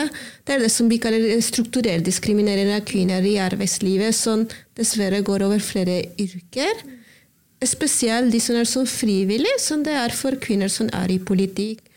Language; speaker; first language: Norwegian; non-native, learner; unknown